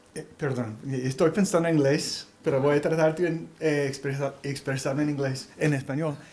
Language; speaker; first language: Spanish; early bilingual, heritage; English